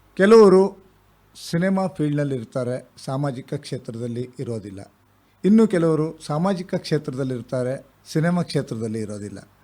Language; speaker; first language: Kannada; native; Kannada